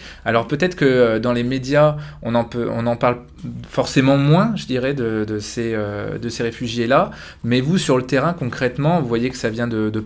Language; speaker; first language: French; native; French